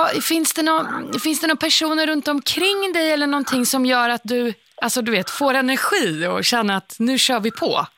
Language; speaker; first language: Swedish; native; Swedish